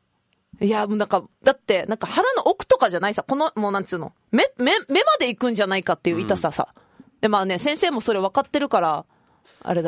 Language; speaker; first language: Japanese; native; Japanese